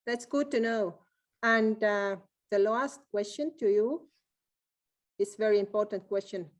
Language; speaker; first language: English; non-native, fluent; Estonian